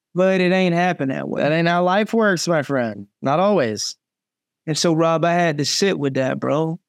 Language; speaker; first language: English; native; English